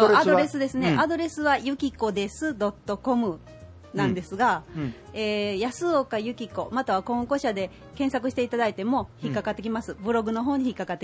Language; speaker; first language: Japanese; native; Japanese